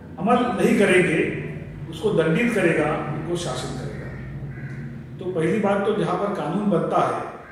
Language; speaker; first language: Hindi; non-native, local second language; Marathi